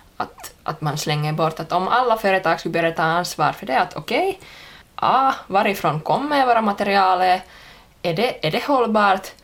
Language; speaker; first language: Swedish; native; Swedish